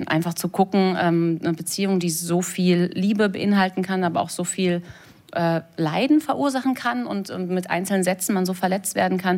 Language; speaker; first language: German; native; German